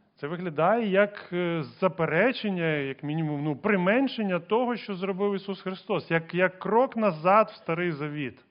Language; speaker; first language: Ukrainian; non-native, local second language; Russian